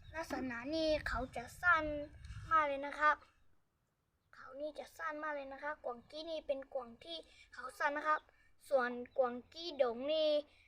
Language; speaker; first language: Thai; native; Thai